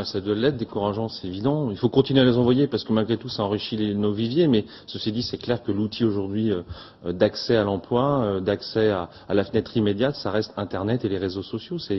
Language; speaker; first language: French; native; French